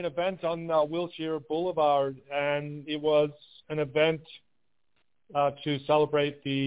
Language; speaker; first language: English; native; English